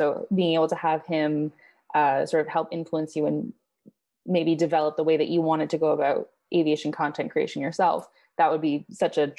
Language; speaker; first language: English; native; English